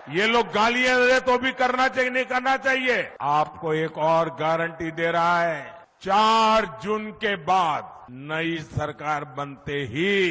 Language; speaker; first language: Hindi; non-native, local second language; Gujarati